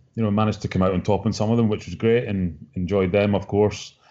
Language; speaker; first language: English; native; English